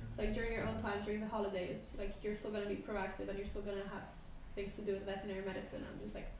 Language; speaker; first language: English; non-native, fluent; Polish